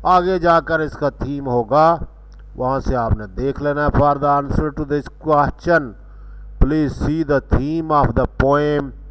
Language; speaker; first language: Urdu; non-native, local second language; Punjabi